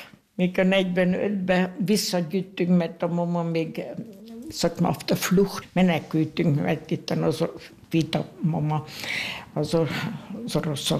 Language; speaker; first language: Hungarian; non-native, local second language; German